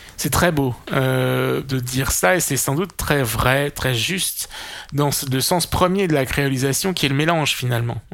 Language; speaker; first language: French; native; French